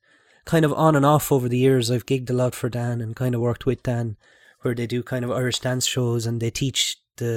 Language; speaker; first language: English; native; English